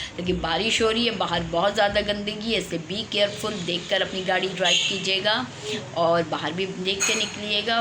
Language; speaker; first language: Urdu; native; Urdu